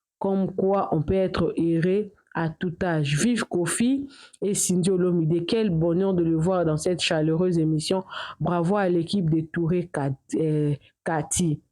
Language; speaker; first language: French; non-native, local second language; Lingala